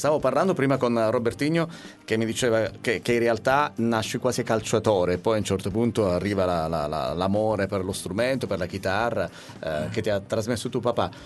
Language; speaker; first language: Italian; native; Italian